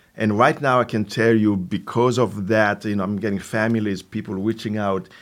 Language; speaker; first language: English; non-native, fluent; Haitian Creole